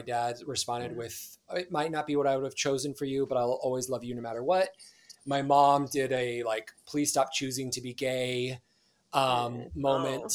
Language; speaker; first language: English; native; English